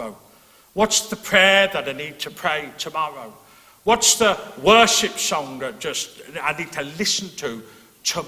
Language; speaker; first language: English; native; English